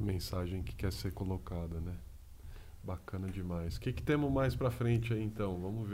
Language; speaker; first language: Portuguese; native; Portuguese